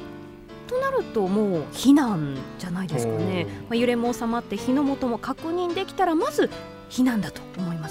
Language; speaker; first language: Japanese; native; Japanese